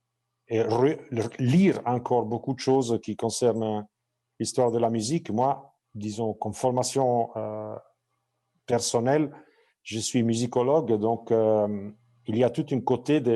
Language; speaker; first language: French; non-native, fluent; Italian